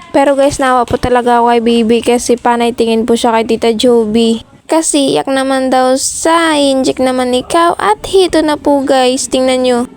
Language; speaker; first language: Filipino; non-native, local second language; Cebuano